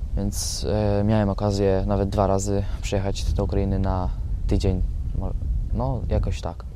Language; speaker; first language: Polish; early bilingual, other home language; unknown